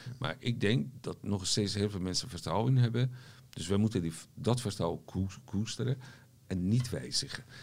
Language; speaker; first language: Dutch; non-native, fluent; Persian